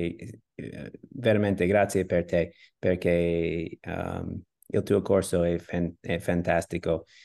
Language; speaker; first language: Italian; non-native, learner; English